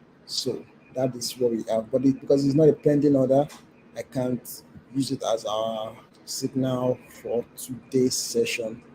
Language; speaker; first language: English; non-native, local second language; Yoruba